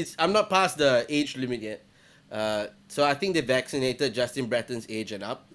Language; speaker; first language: English; native; English